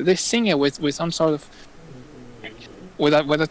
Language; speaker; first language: English; non-native, fluent; Chinese